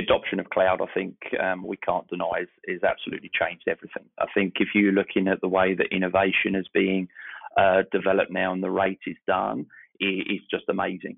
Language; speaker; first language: English; native; English